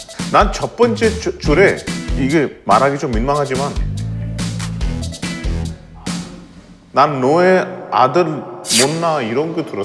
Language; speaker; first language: Korean; non-native, fluent; Hindi